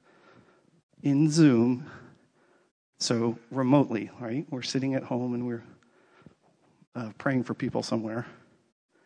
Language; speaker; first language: English; native; English